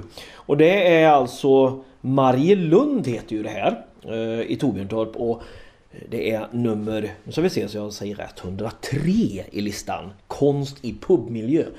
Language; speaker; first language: Swedish; native; Swedish